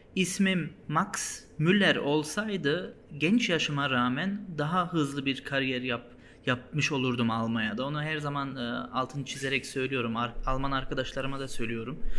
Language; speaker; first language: Turkish; early bilingual, heritage; Turkish